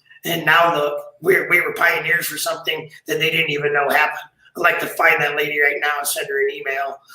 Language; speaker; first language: English; native; English